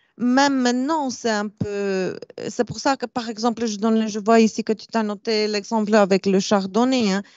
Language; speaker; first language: French; non-native, fluent; Romanian